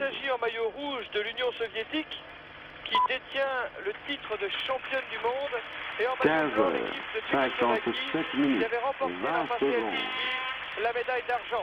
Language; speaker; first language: French; native; French